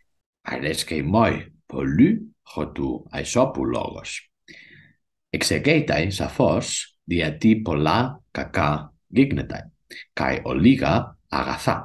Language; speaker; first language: Greek; non-native, learner; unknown